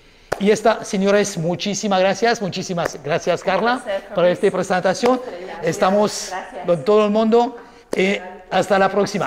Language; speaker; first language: Spanish; non-native, learner; French